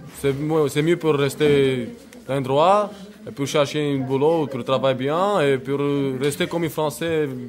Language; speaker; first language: French; non-native, learner; Romany